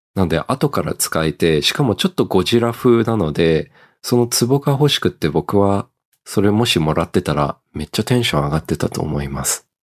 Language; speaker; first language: Japanese; early bilingual, heritage; Japanese